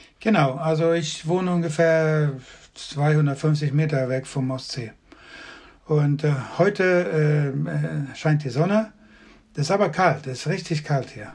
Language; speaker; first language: German; non-native, fluent; Swedish